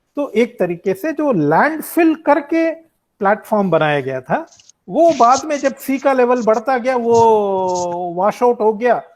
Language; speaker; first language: Hindi; native; Hindi